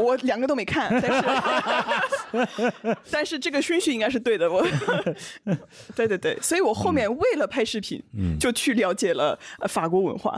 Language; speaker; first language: Chinese; non-native, fluent; French